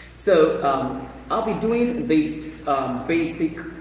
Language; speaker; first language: English; non-native, local second language; Yoruba